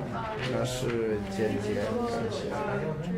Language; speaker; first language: Chinese; non-native, learner; English